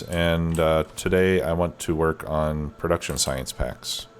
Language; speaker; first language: English; native; English